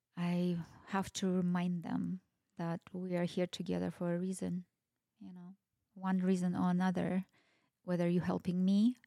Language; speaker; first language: English; non-native, fluent; Russian